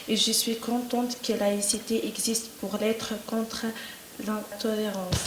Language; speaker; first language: French; non-native, local second language; Arabic